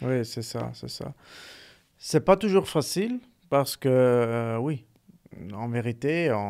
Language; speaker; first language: French; non-native, fluent; Italian